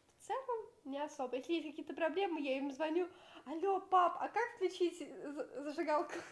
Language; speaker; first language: Russian; native; Russian